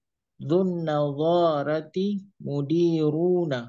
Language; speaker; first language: Arabic; non-native, learner; Indonesian